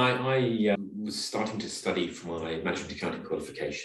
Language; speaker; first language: English; native; English